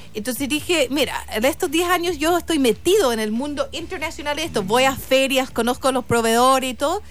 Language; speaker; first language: Spanish; non-native, fluent; English